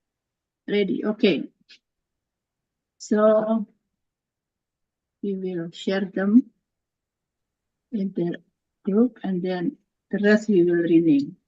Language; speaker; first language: English; non-native, learner; Indonesian